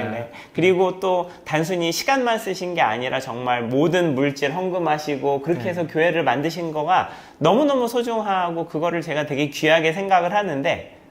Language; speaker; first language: Korean; native; Korean